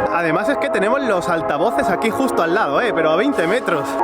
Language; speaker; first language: Spanish; native; Spanish